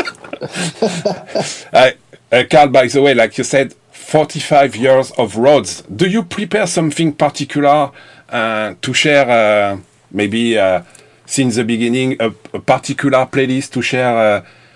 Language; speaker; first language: English; non-native, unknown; French